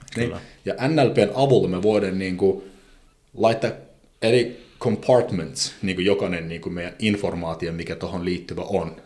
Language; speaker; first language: Finnish; non-native, fluent; Azerbaijani